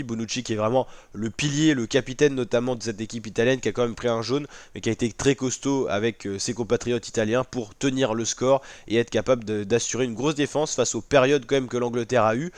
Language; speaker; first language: French; native; French